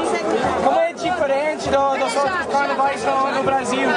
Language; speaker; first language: Portuguese; non-native, fluent; English